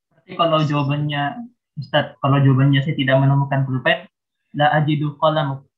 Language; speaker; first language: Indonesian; native; Indonesian